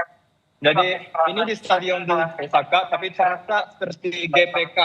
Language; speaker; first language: Indonesian; non-native, fluent; Japanese